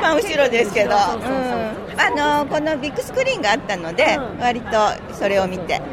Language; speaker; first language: Japanese; native; Japanese